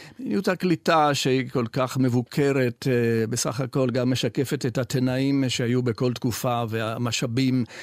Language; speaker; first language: Hebrew; non-native, fluent; Italian